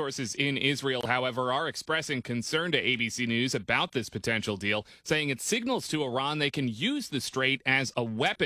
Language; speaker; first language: English; native; English